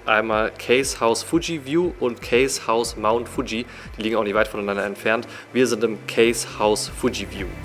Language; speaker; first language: German; native; German